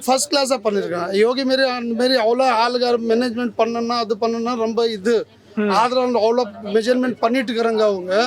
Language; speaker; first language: Tamil; non-native, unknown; Hindi